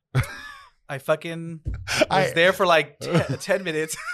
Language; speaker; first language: English; early bilingual, other home language; Spanish